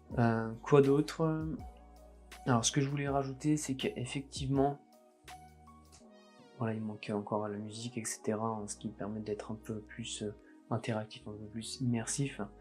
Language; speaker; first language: French; native; French